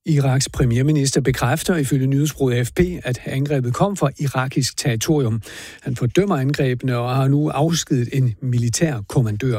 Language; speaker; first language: Danish; native; Danish